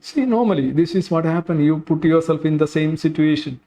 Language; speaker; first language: English; non-native, local second language; Malayalam